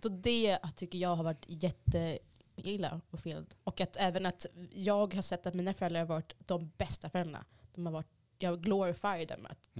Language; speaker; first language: Swedish; early bilingual, other home language; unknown